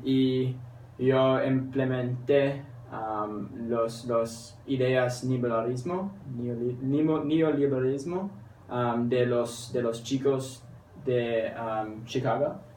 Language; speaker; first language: Spanish; non-native, learner; English